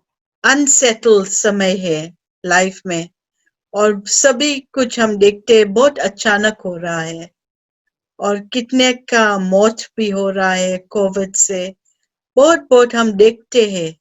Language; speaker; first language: Hindi; early bilingual, heritage; Hindi